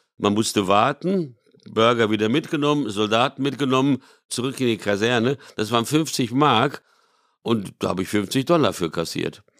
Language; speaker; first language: German; early bilingual, other home language; Hungarian